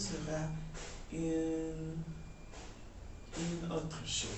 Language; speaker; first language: French; non-native, learner; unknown